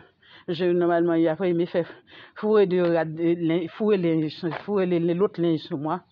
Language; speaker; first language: French; non-native, fluent; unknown